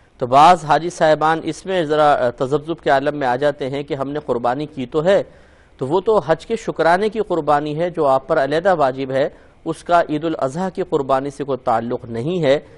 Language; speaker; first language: Urdu; native; Urdu